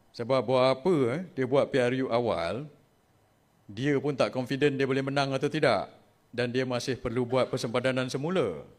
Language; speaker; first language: Malay; native; Malay